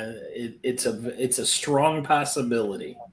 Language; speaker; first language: English; native; English